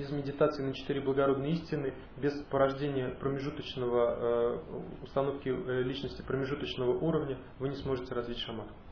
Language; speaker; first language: Russian; native; Russian